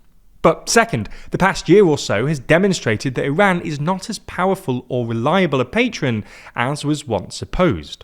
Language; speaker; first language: English; native; English